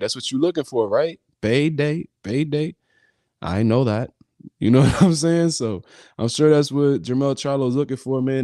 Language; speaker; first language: English; native; English